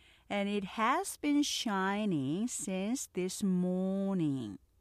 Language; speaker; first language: English; non-native, fluent; Korean